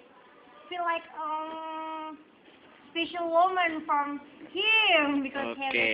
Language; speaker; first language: English; non-native, learner; Indonesian